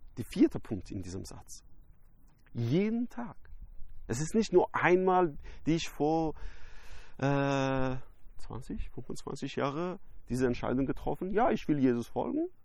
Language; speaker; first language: German; non-native, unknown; Persian